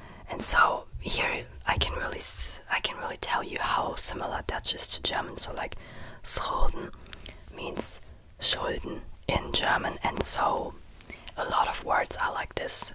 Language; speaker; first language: English; non-native, fluent; German